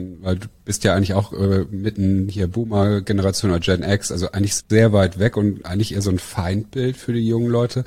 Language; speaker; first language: German; native; German